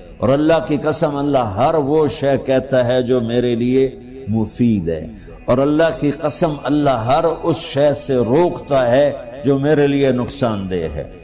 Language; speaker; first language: Urdu; non-native, local second language; Punjabi